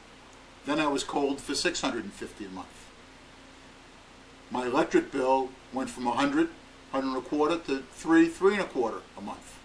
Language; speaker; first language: English; native; English